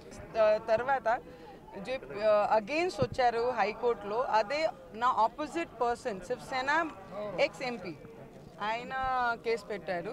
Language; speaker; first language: Telugu; non-native, learner; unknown